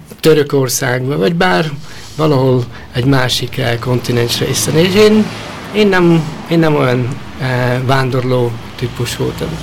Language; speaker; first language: Hungarian; early bilingual, heritage; Hungarian